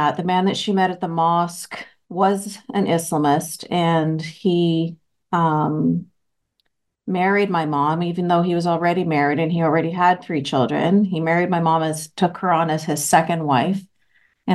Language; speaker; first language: English; native; English